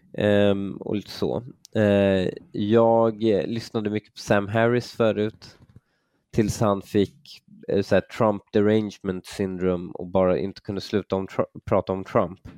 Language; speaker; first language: Swedish; early bilingual, other home language; Persian